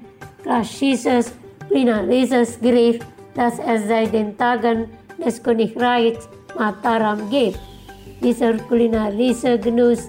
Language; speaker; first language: German; non-native, learner; Indonesian